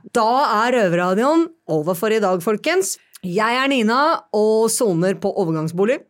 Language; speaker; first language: Norwegian; early bilingual, other home language; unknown